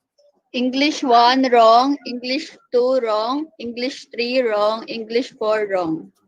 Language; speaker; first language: English; non-native, local second language; Filipino